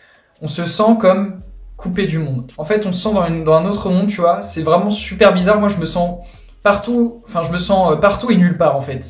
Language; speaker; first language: French; native; French